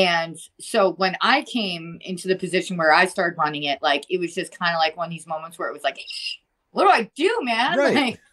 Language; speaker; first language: English; native; English